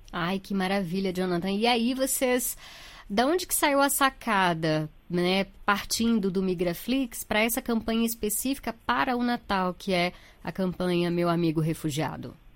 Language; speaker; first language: Portuguese; native; Portuguese